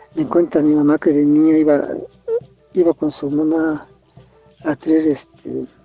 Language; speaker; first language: Spanish; native; Spanish